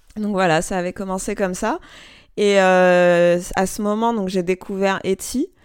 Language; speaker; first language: French; non-native, local second language; Arabic